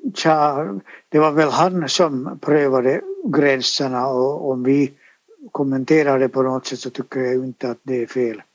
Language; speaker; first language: Swedish; native; Swedish